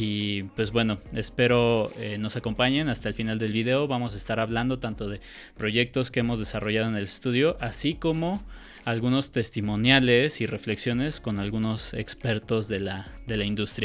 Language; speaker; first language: Spanish; native; Spanish